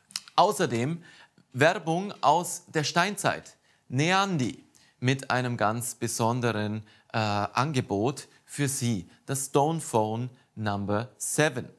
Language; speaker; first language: German; native; German